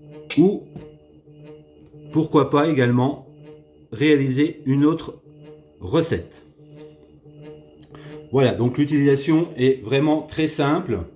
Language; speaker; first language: French; native; French